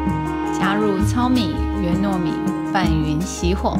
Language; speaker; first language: Chinese; native; Chinese